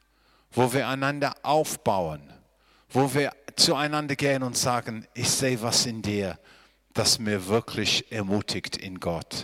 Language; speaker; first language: German; non-native, fluent; English